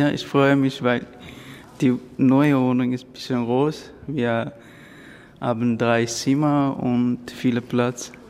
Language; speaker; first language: German; non-native, learner; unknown